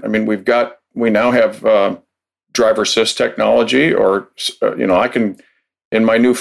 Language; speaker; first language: English; native; English